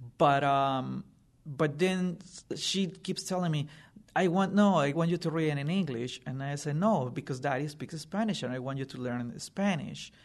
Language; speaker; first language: English; non-native, fluent; Spanish